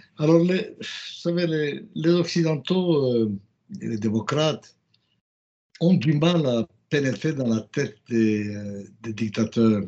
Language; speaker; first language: French; non-native, fluent; Romanian